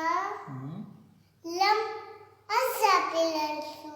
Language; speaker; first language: Arabic; non-native, learner; Urdu